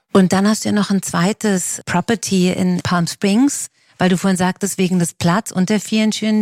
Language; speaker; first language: German; native; German